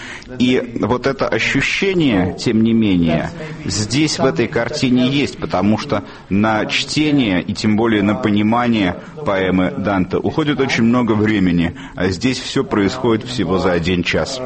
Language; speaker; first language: Russian; native; Russian